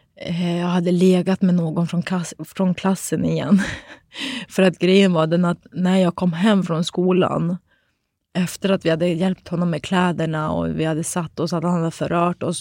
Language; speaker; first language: Swedish; native; Swedish